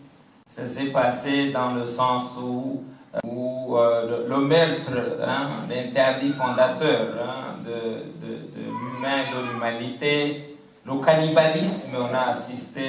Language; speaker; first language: French; non-native, local second language; Kinyarwanda